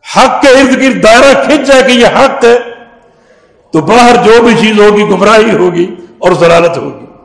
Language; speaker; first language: Urdu; native; Urdu